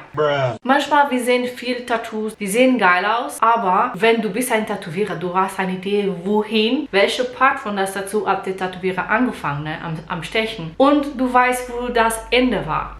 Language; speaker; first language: German; non-native, learner; Portuguese